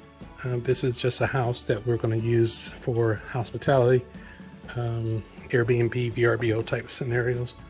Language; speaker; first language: English; native; English